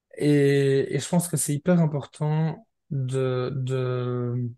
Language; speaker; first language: French; native; French